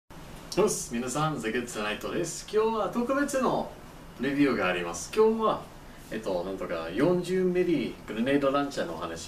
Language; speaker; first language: Japanese; non-native, learner; English